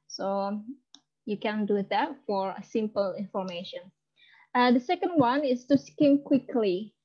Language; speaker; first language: English; non-native, fluent; Indonesian